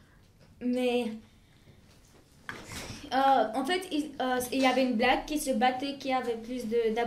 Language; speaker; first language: French; non-native, fluent; Bulgarian